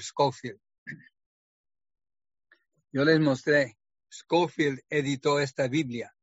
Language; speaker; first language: Spanish; non-native, fluent; English